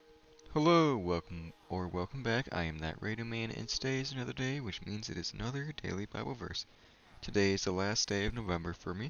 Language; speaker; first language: English; native; English